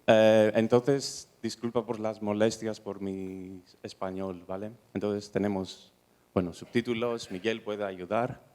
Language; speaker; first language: Spanish; non-native, fluent; Greek